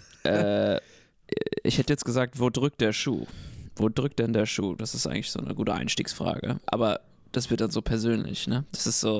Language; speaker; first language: German; non-native, fluent; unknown